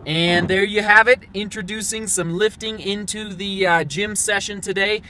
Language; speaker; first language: English; native; English